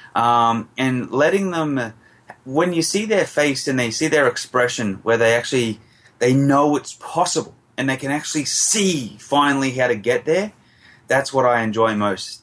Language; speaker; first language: English; native; English